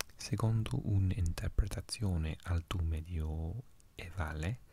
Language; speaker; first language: Italian; non-native, learner; Welsh